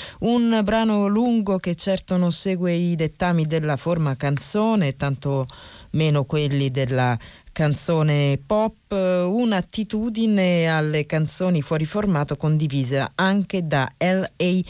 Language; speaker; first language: Italian; native; Italian